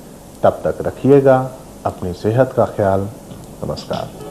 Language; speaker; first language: Hindi; native; Hindi